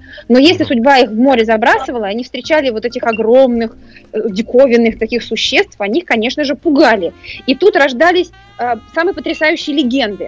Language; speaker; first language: Russian; native; Russian